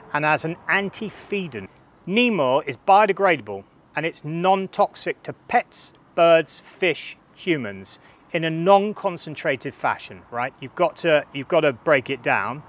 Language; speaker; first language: English; native; English